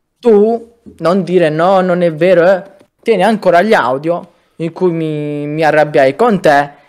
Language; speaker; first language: Italian; native; Italian